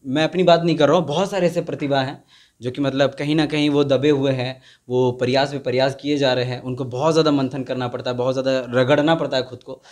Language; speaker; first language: Hindi; native; Hindi